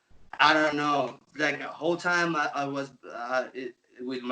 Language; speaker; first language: English; non-native, local second language; Spanish